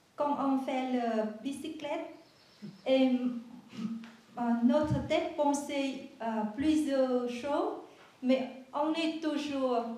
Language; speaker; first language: French; non-native, learner; Vietnamese